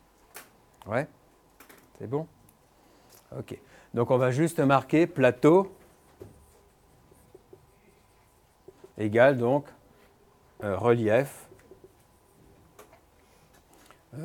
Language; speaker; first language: French; native; French